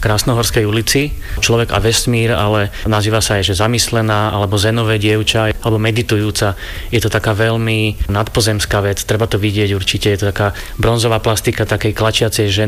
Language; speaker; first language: Slovak; native; Slovak